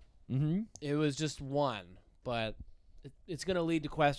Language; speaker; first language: English; native; English